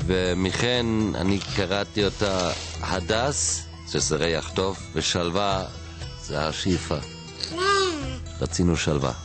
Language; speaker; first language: Hebrew; non-native, fluent; German